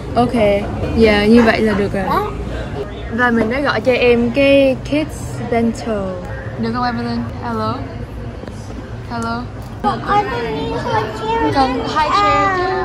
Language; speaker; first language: Vietnamese; early bilingual, heritage; Vietnamese